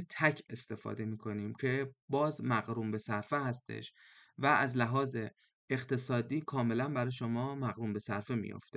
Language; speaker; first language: Persian; native; Persian